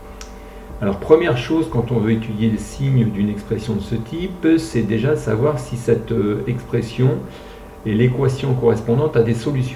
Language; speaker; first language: French; native; French